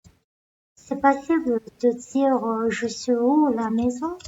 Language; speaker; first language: French; non-native, learner; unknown